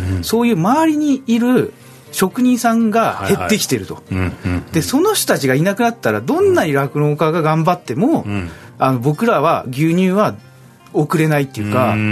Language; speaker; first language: Japanese; native; Japanese